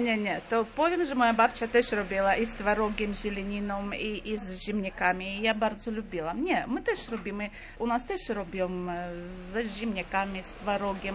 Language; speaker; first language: Polish; non-native, fluent; Crimean Tatar